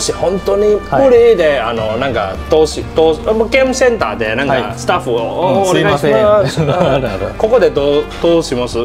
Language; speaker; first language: Japanese; non-native, learner; Cantonese